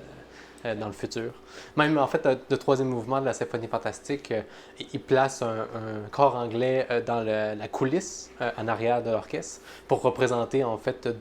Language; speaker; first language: French; native; French